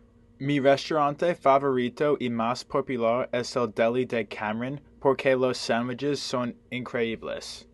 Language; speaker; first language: Spanish; non-native, learner; English